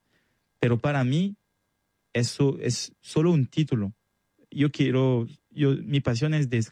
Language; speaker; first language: Spanish; non-native, learner; French